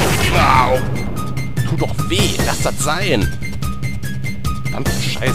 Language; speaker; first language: German; native; German